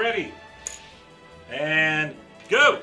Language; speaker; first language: English; native; English